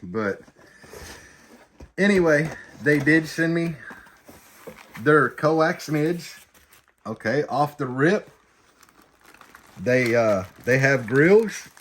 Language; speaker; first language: English; native; English